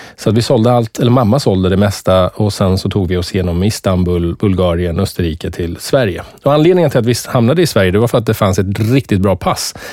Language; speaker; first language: Swedish; early bilingual, other home language; Persian